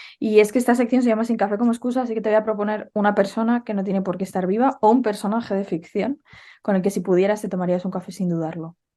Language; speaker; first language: Spanish; native; Spanish